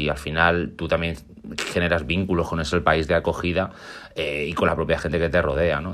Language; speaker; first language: Spanish; native; Spanish